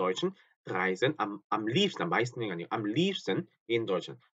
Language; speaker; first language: German; non-native, fluent; Korean